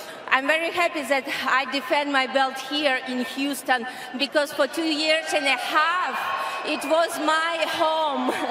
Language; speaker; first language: English; non-native, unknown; Kyrgyz